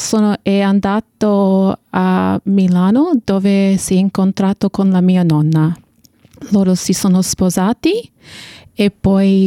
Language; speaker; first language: Italian; non-native, fluent; English